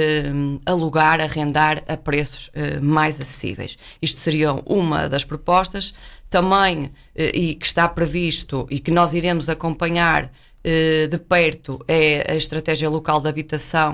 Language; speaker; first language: Portuguese; native; Portuguese